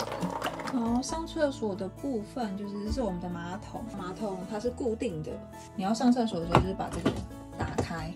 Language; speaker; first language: Chinese; native; Chinese